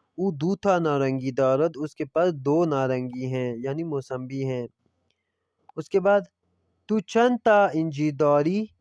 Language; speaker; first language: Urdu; non-native, local second language; Punjabi